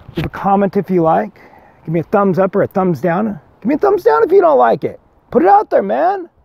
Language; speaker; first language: English; native; English